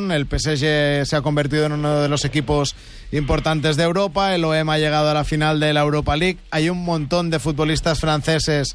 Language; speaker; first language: Spanish; native; Spanish